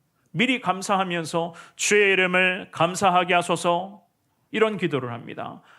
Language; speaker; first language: Korean; native; Korean